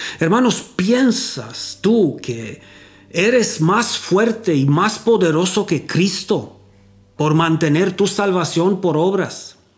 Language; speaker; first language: Spanish; non-native, fluent; Romanian